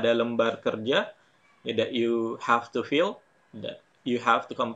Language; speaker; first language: English; non-native, fluent; Indonesian